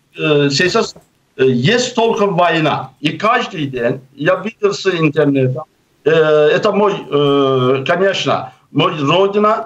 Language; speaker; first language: Russian; non-native, local second language; Azerbaijani